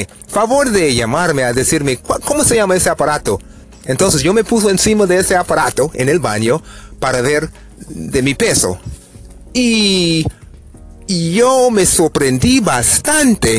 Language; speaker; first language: Spanish; non-native, fluent; English